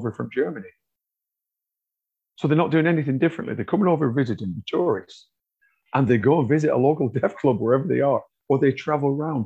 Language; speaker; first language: English; native; English